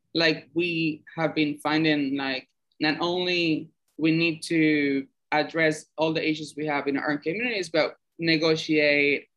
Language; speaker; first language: English; non-native, fluent; Spanish